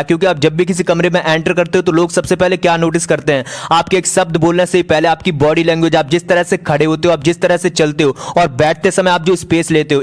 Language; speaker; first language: Hindi; native; Hindi